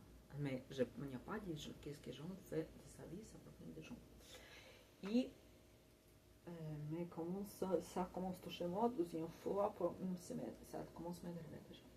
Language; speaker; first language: French; non-native, learner; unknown